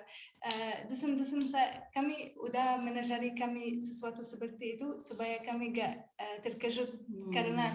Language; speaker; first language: Indonesian; non-native, learner; Arabic